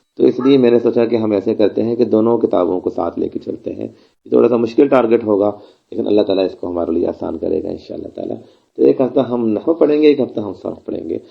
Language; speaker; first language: Urdu; non-native, local second language; Baluchi